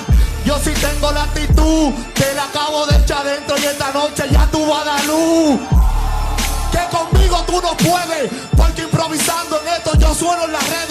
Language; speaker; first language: Spanish; native; Spanish